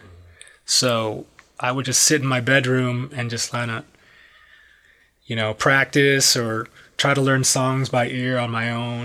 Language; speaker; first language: English; native; English